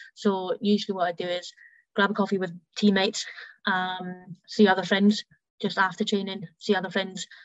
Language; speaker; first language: English; early bilingual, heritage; German